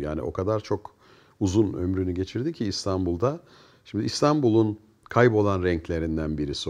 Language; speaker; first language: Turkish; native; Turkish